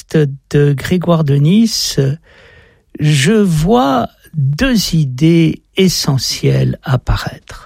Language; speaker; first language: French; native; French